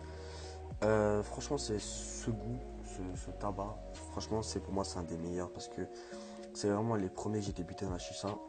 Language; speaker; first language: French; native; French